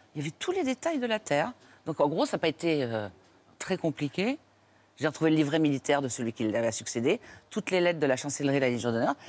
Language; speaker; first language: French; native; French